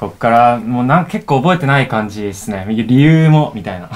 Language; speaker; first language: Japanese; native; Japanese